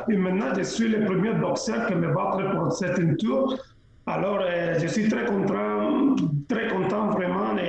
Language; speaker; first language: French; non-native, fluent; Spanish